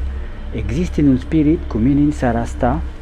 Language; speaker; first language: Romanian; non-native, learner; French